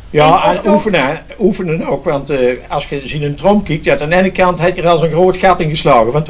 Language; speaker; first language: Dutch; native; Dutch